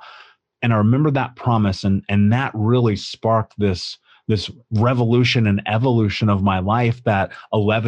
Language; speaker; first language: English; native; English